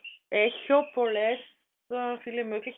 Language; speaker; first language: Greek; non-native, learner; German